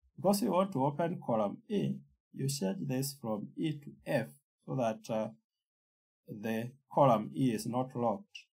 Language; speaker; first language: English; non-native, local second language; Kikuyu